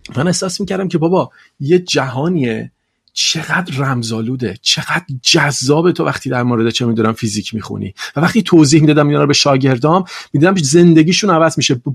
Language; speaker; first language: Persian; non-native, local second language; Kurdish